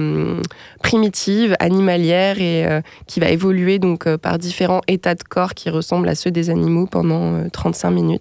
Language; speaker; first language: French; native; French